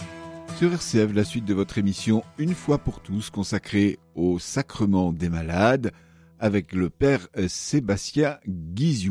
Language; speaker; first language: French; native; French